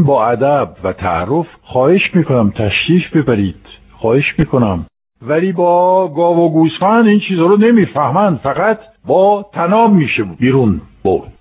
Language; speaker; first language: Persian; non-native, fluent; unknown